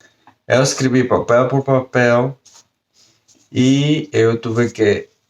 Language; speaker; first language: Portuguese; non-native, learner; Spanish